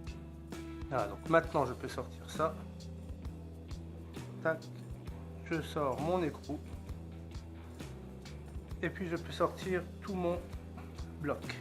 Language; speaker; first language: French; native; French